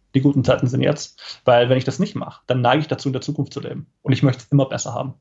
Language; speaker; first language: German; native; German